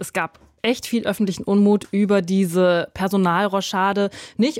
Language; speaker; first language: German; native; German